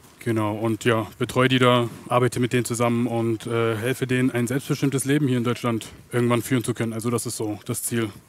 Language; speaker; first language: German; early bilingual, other home language; Arabic